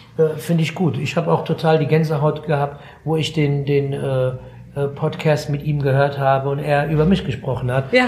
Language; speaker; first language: German; early bilingual, other home language; Arabic